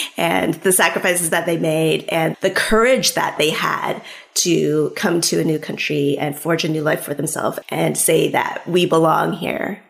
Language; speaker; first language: English; early bilingual, other home language; Cantonese